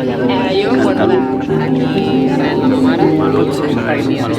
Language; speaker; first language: Catalan; non-native, learner; Spanish